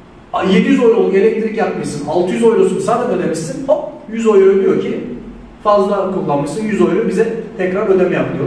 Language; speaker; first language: Turkish; native; Turkish